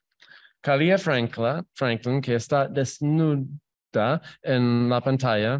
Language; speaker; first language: Spanish; non-native, fluent; English